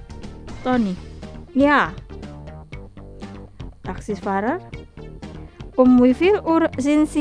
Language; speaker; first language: German; non-native, fluent; Indonesian